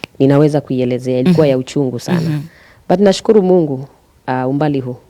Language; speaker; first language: Swahili; native; Swahili